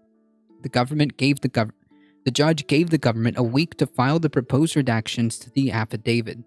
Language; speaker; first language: English; native; English